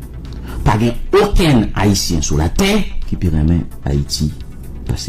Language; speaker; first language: French; non-native, local second language; Haitian Creole